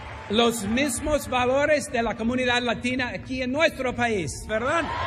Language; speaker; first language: Spanish; non-native, fluent; English